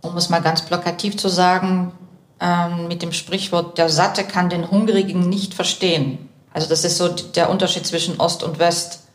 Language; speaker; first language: German; early bilingual, other home language; Russian